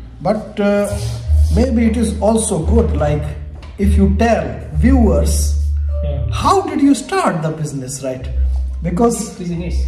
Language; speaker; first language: English; non-native, local second language; Hindi